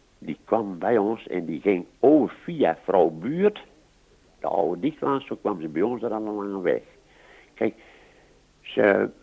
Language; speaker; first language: Dutch; non-native, local second language; Western Frisian